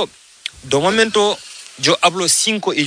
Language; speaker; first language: Spanish; non-native, learner; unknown